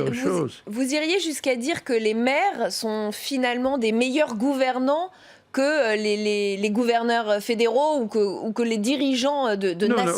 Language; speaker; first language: French; native; French